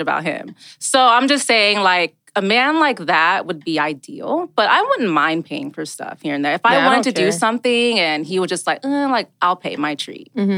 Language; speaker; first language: English; native; English